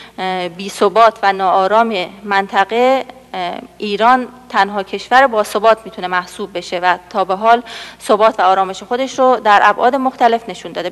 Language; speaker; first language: Persian; native; Persian